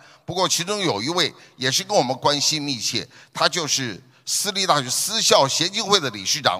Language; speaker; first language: Chinese; native; Chinese